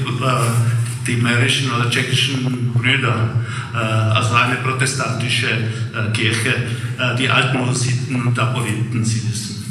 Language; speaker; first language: German; non-native, fluent; Czech